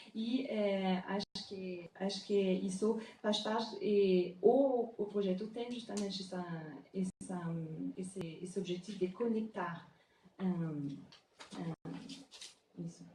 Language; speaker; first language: Portuguese; non-native, fluent; French